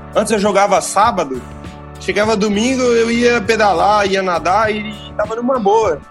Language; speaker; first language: Portuguese; native; Portuguese